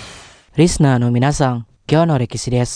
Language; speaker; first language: Japanese; non-native, fluent; Indonesian